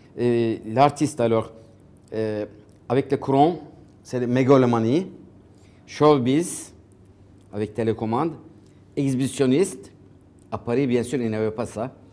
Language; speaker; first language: French; non-native, fluent; Turkish